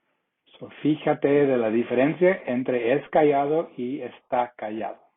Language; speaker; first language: Spanish; non-native, fluent; English